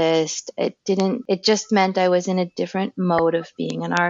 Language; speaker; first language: English; native; English